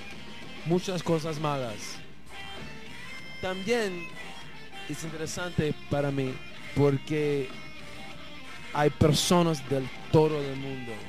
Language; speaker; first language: Spanish; non-native, learner; English